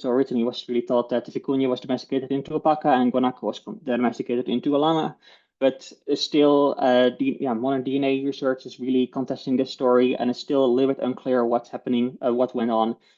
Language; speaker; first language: English; non-native, fluent; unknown